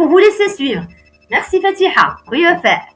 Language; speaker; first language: French; non-native, local second language; Arabic